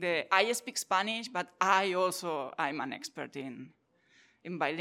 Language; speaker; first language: English; non-native, fluent; Catalan